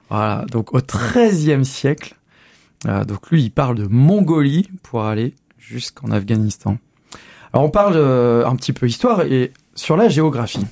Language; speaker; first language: French; native; French